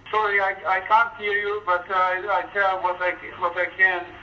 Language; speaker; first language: English; non-native, fluent; Hungarian